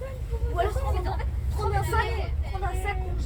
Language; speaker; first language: French; native; French